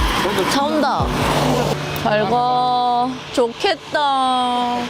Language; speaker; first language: Korean; native; Korean